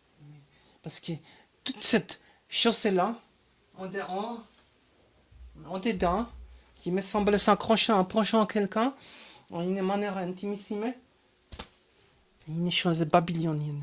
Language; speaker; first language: French; non-native, learner; German